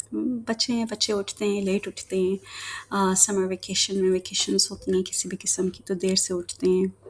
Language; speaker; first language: Urdu; native; Urdu